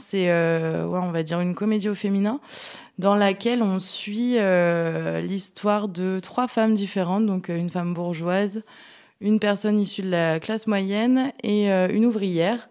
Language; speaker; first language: French; native; French